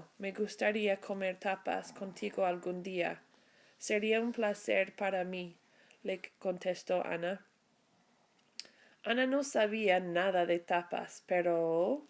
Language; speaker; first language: Spanish; non-native, fluent; English